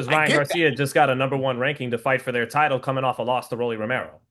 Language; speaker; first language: English; native; English